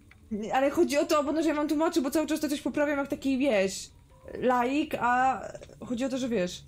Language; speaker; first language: Polish; native; Polish